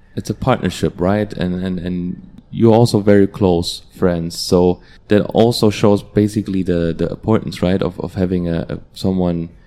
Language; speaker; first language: English; non-native, fluent; Hungarian